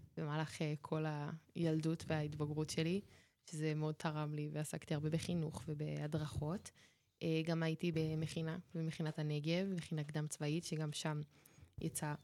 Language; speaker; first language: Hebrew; native; Hebrew